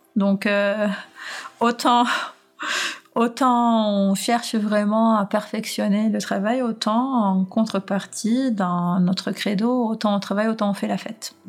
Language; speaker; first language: French; non-native, local second language; Arabic